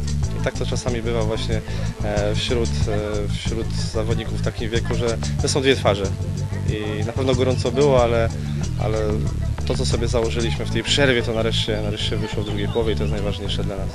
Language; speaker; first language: Polish; native; Polish